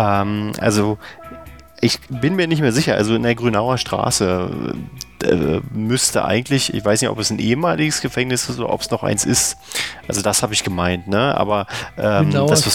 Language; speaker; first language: German; native; German